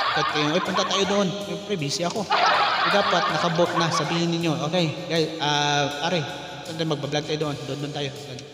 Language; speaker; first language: Filipino; non-native, local second language; Cebuano